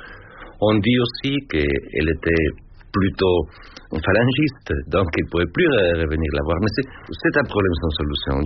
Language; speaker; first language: French; non-native, fluent; Spanish